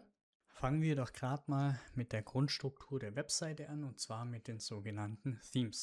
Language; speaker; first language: German; native; German